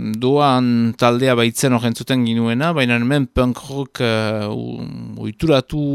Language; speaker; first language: Basque; native; Basque